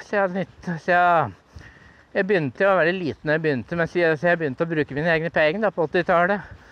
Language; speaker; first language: Norwegian; native; Norwegian